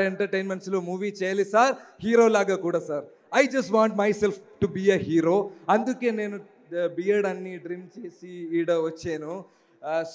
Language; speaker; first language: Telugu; non-native, learner; Malayalam